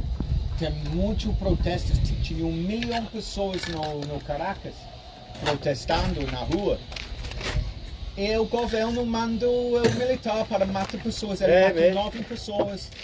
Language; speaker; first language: Portuguese; non-native, fluent; English